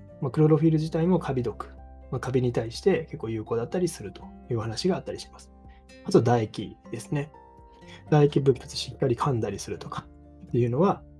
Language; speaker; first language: Japanese; native; Japanese